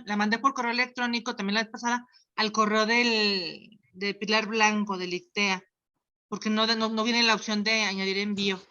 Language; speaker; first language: Spanish; native; Spanish